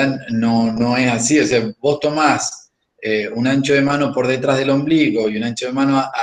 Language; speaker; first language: Spanish; native; Spanish